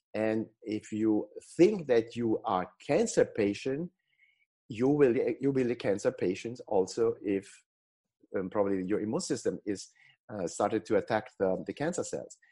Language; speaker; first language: English; non-native, fluent; Italian